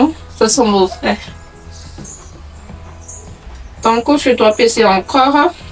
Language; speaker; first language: French; non-native, local second language; Malagasy